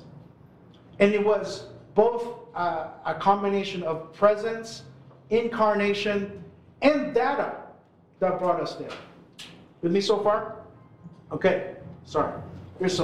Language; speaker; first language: English; non-native, local second language; Filipino